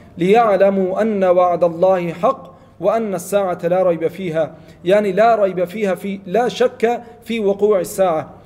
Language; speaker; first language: Arabic; non-native, fluent; Malay